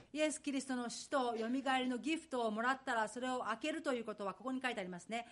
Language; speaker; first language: Japanese; native; Japanese